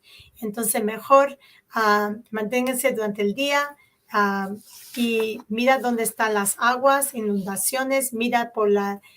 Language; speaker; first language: Spanish; early bilingual, heritage; Spanish